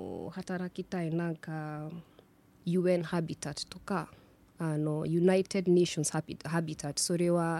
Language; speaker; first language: Japanese; non-native, learner; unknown